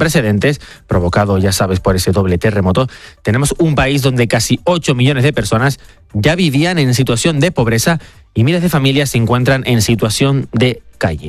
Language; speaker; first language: Spanish; native; Spanish